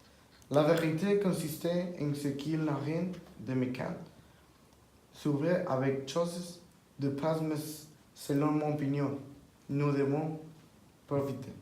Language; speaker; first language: French; non-native, learner; Spanish